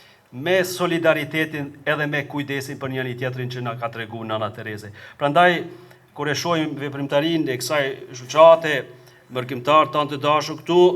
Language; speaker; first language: Albanian; native; Albanian